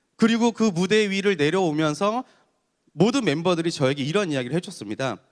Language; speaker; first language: Korean; native; Korean